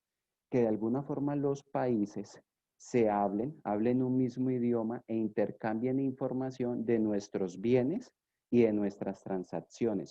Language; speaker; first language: Spanish; native; Spanish